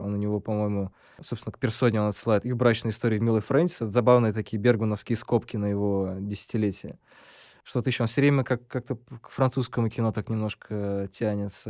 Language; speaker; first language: Russian; native; Russian